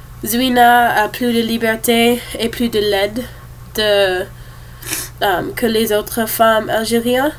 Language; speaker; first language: French; non-native, learner; English